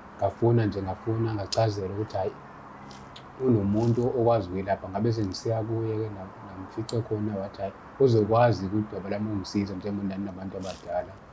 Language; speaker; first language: Zulu; non-native, local second language; Xhosa